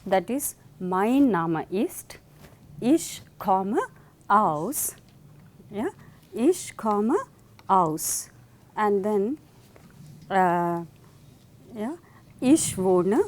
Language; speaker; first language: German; non-native, fluent; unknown